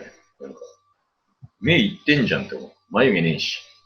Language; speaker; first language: Japanese; native; Japanese